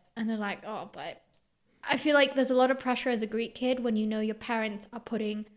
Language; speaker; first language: English; early bilingual, other home language; Greek